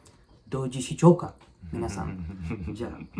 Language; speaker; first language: Japanese; non-native, learner; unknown